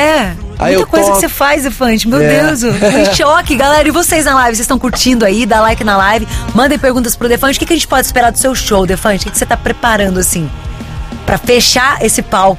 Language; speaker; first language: Portuguese; native; Portuguese